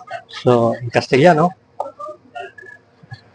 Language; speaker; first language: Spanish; non-native, learner; Filipino